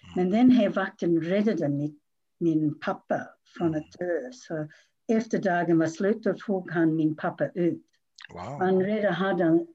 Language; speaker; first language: Swedish; non-native, fluent; English